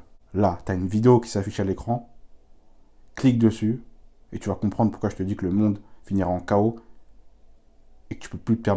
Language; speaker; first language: French; native; French